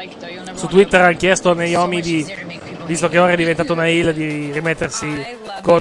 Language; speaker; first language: Italian; native; Italian